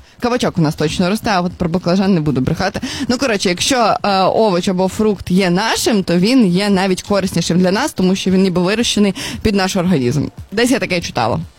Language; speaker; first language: Ukrainian; native; Ukrainian